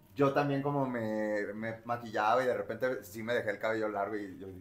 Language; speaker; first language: Spanish; native; Spanish